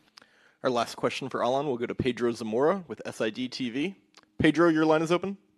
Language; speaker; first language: English; native; English